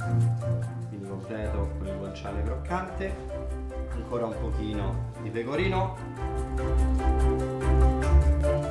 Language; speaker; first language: Italian; native; Italian